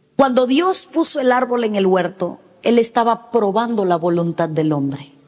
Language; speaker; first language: Spanish; native; Spanish